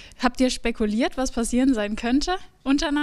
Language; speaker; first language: German; native; German